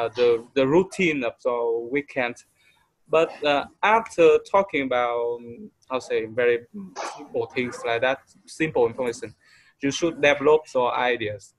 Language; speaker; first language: English; non-native, fluent; Vietnamese